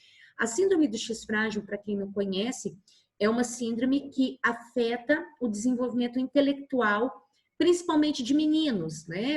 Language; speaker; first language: Portuguese; native; Portuguese